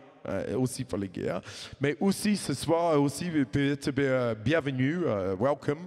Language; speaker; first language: French; non-native, fluent; English